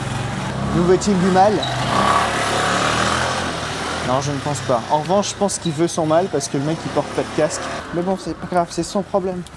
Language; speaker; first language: French; native; French